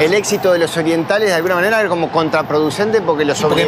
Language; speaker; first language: Spanish; native; Spanish